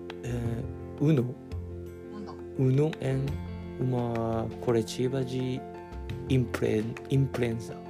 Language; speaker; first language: Portuguese; non-native, learner; Japanese